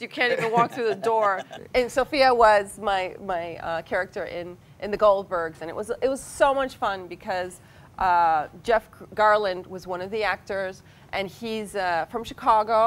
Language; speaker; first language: English; early bilingual, other home language; Spanish